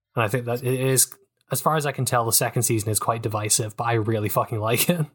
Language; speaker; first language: English; native; English